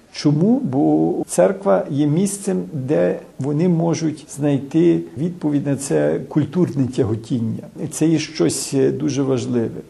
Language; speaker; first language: Ukrainian; early bilingual, heritage; Ukrainian